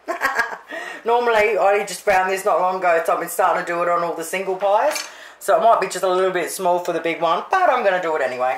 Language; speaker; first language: English; native; English